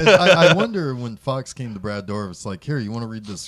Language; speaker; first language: English; native; English